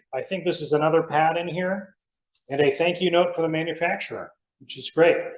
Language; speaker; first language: English; native; English